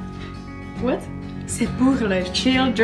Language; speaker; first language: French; non-native, learner; Czech